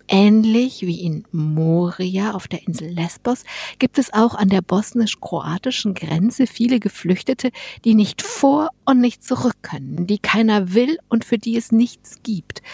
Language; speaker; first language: German; native; German